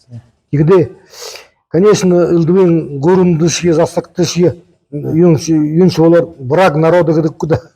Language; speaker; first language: Mongolian; non-native, learner; Buriat